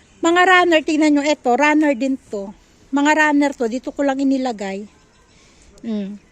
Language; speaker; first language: Filipino; non-native, local second language; Iloko